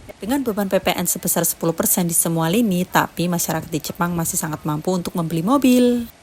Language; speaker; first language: Indonesian; native; Indonesian